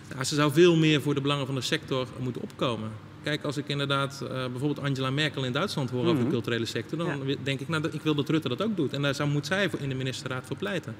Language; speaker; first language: Dutch; native; Dutch